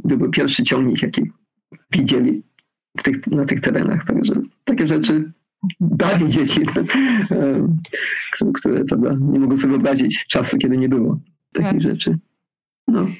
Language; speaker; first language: Polish; early bilingual, heritage; Polish